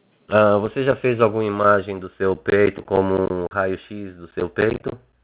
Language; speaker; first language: Portuguese; native; Portuguese